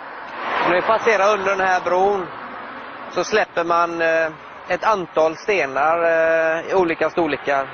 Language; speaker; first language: Swedish; native; Swedish